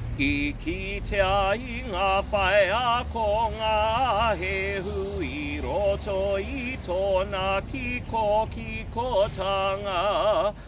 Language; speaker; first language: Māori; non-native, local second language; English